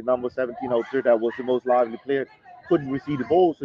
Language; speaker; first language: English; native; English